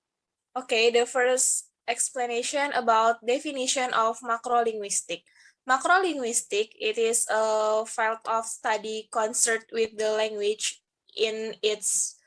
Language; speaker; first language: English; non-native, learner; Indonesian